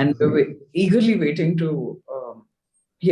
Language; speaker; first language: English; non-native, local second language; Hindi